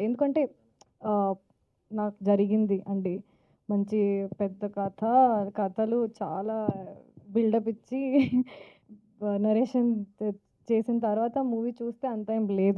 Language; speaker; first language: Telugu; non-native, fluent; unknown